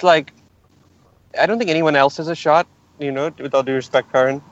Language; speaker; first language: English; native; English